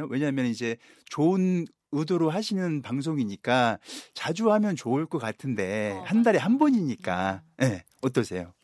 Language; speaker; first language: Korean; native; Korean